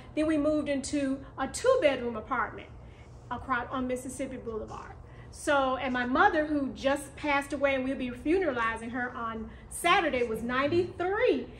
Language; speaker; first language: English; native; English